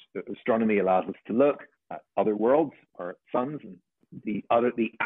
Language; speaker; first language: English; native; English